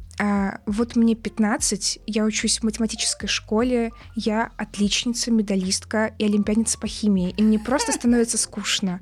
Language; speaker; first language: Russian; native; Russian